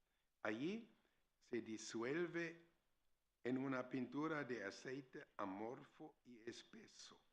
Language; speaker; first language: Spanish; non-native, fluent; German